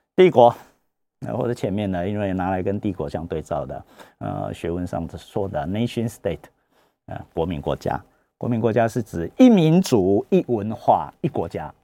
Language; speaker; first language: Chinese; native; Chinese